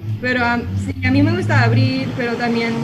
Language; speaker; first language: Spanish; early bilingual, heritage; English